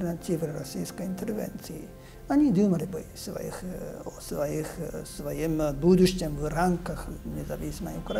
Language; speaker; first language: Russian; non-native, fluent; Japanese